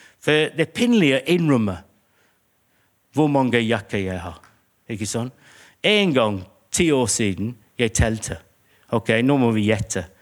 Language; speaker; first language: Norwegian; non-native, fluent; English